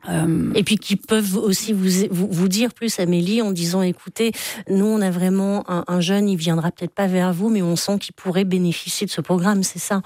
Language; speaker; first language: French; native; French